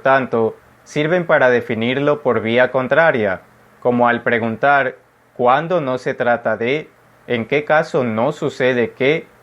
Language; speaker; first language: Spanish; native; Spanish